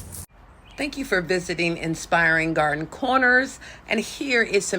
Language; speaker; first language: English; native; English